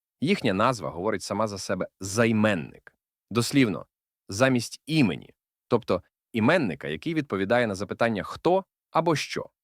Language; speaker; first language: Ukrainian; native; Ukrainian